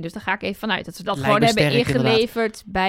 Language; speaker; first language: Dutch; native; Dutch